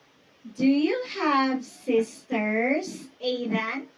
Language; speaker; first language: English; non-native, fluent; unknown